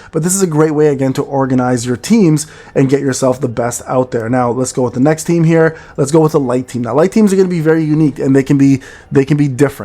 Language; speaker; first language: English; native; English